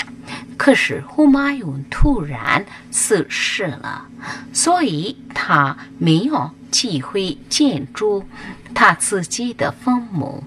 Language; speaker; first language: Chinese; non-native, fluent; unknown